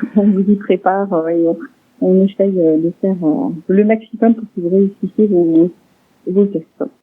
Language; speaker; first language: French; non-native, local second language; Swiss German